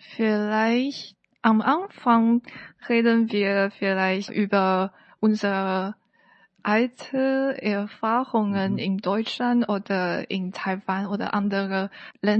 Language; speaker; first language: German; non-native, learner; Chinese